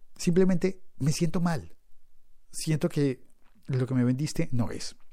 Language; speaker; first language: Spanish; native; Spanish